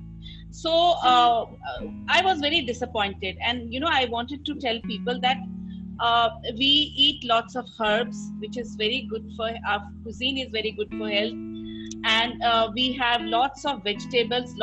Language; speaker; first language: English; non-native, local second language; Assamese